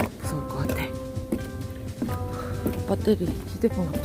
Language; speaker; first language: Korean; native; Korean